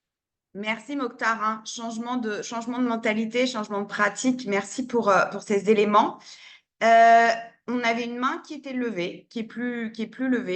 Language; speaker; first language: French; native; French